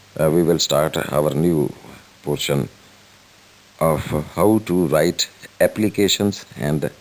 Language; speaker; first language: English; non-native, local second language; Urdu